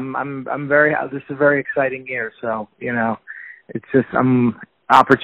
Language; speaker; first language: English; native; English